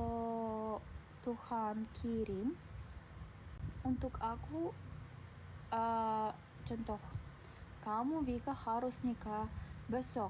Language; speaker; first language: Indonesian; non-native, learner; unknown